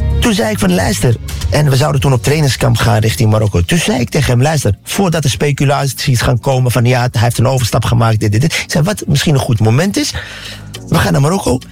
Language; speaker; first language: Dutch; early bilingual, other home language; Arabic